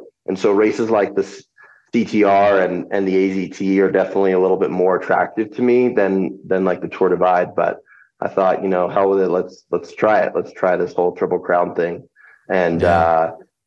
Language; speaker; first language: English; native; English